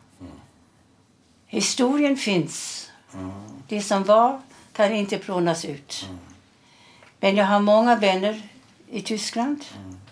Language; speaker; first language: Swedish; early bilingual, other home language; German